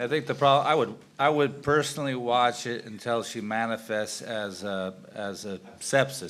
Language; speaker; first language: English; native; English